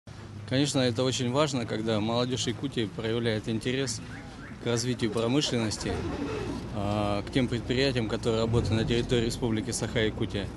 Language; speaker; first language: Russian; native; Russian